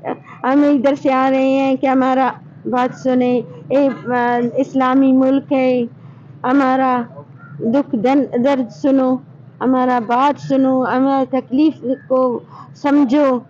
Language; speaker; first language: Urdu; non-native, local second language; Brahui